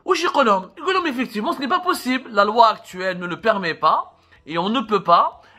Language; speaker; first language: French; non-native, local second language; Arabic